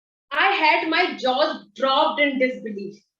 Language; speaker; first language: English; non-native, local second language; Hindi